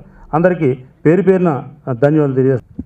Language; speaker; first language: Telugu; native; Telugu